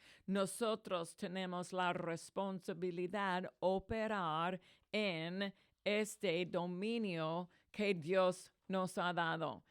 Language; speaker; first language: Spanish; non-native, fluent; English